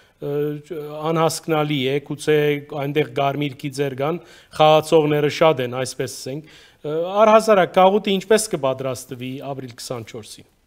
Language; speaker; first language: Armenian; early bilingual, heritage; Armenian